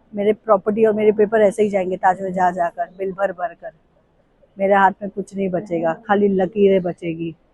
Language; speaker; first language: Hindi; non-native, local second language; Marathi